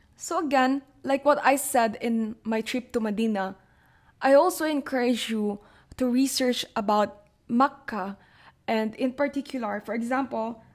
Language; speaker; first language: English; non-native, local second language; Filipino